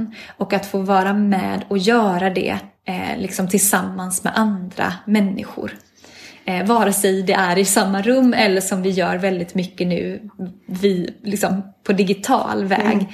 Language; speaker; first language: Swedish; native; Swedish